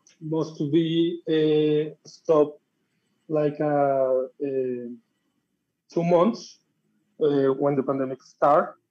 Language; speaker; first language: English; non-native, learner; Spanish